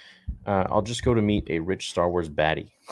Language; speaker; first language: English; native; English